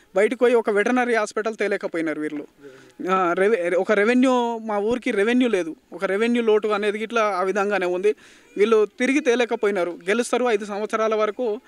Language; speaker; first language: Telugu; native; Telugu